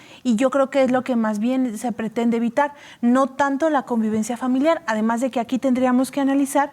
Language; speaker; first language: Spanish; native; Spanish